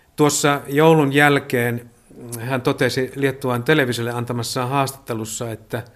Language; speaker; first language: Finnish; native; Finnish